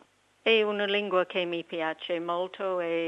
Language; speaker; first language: Italian; non-native, learner; English